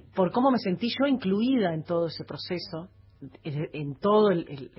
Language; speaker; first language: Spanish; native; Spanish